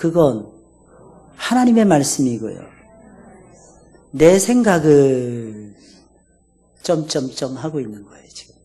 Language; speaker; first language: Korean; native; Korean